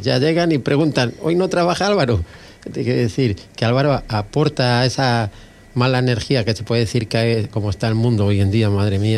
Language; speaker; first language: Spanish; native; Spanish